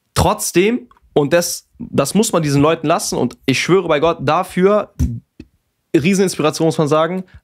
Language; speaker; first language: German; native; German